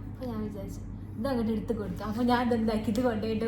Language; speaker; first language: Malayalam; native; Malayalam